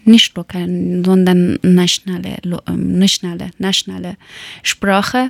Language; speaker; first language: German; non-native, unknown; Persian